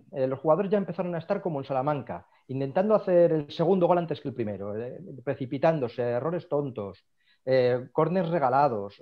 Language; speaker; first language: Spanish; native; Spanish